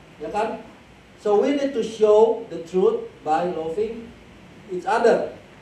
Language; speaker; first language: English; non-native, fluent; Indonesian